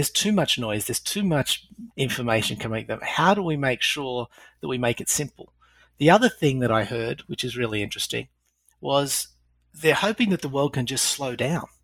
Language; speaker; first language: English; native; English